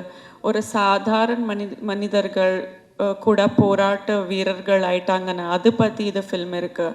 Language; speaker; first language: Tamil; non-native, fluent; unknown